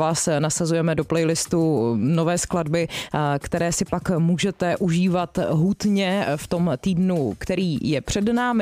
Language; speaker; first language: Czech; native; Czech